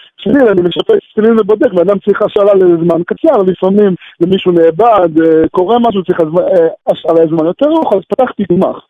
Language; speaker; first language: Hebrew; native; Hebrew